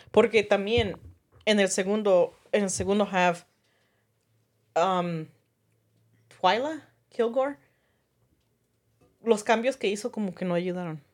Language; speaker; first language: Spanish; early bilingual, heritage; Spanish